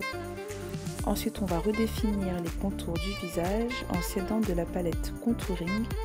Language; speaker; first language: French; native; French